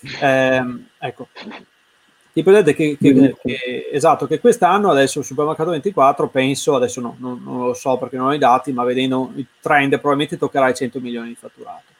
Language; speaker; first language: Italian; native; Italian